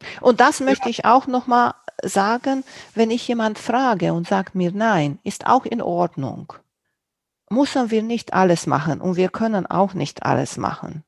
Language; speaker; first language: German; non-native, fluent; Romanian